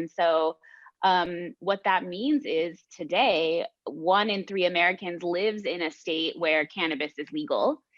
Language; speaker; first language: English; native; English